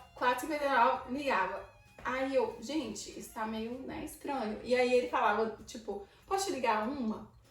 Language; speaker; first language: Portuguese; native; Portuguese